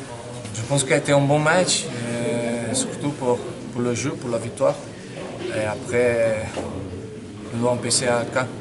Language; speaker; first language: French; non-native, fluent; Portuguese